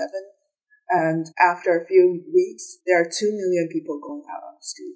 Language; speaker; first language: English; non-native, local second language; Cantonese